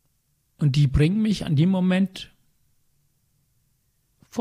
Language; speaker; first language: German; early bilingual, other home language; Tamil